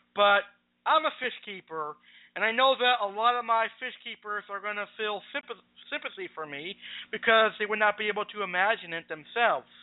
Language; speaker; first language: English; native; English